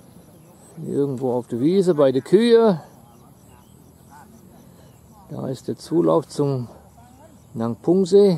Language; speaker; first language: German; native; German